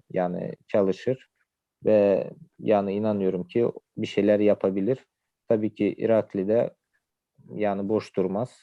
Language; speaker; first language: Turkish; non-native, fluent; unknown